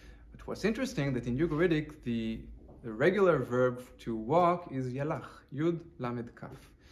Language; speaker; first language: English; non-native, fluent; Hebrew